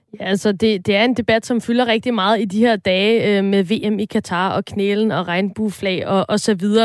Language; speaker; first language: Danish; native; Danish